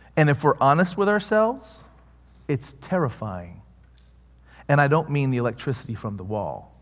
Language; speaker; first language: English; native; English